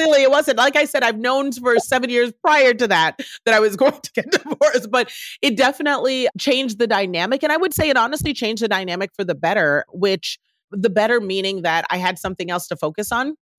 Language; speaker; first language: English; native; English